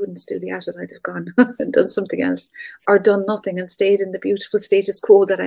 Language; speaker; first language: English; native; English